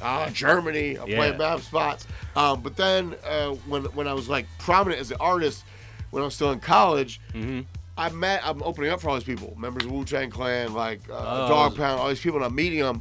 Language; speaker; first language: English; native; English